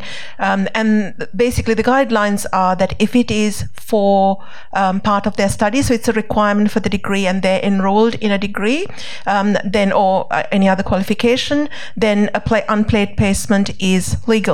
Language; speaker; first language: English; non-native, local second language; Sinhala